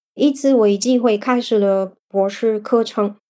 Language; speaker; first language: Chinese; non-native, fluent; Bulgarian